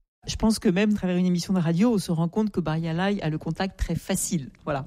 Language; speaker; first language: French; native; French